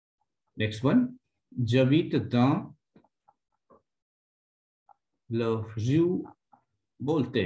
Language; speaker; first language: French; non-native, fluent; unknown